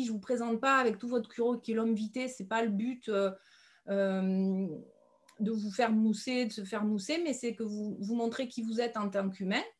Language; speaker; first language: French; native; French